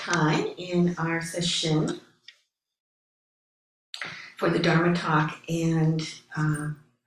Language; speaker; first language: English; native; English